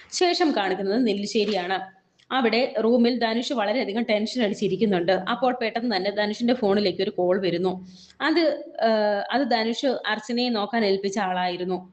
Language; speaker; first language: Malayalam; native; Malayalam